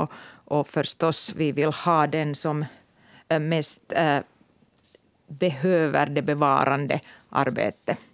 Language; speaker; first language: Swedish; non-native, local second language; Finnish